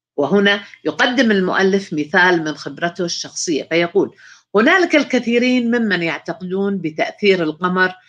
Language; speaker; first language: Arabic; native; Arabic